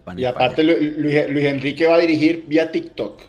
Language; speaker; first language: Spanish; native; Spanish